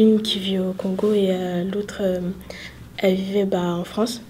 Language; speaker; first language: French; native; French